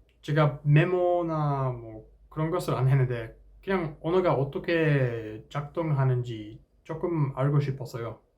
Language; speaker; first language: Korean; non-native, fluent; English